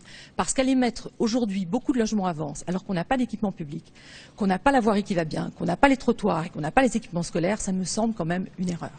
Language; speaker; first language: French; native; French